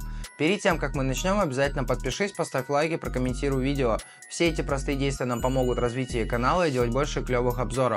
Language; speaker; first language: Russian; native; Russian